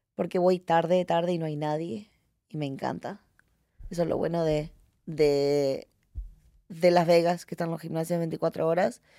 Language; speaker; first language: Spanish; native; Spanish